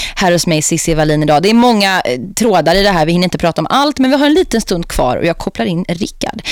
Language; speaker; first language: Swedish; native; Swedish